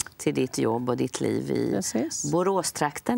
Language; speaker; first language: Swedish; native; Swedish